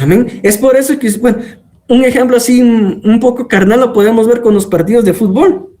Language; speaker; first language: Spanish; native; Spanish